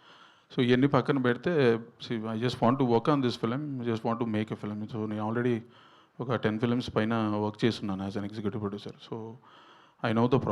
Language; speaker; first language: Telugu; native; Telugu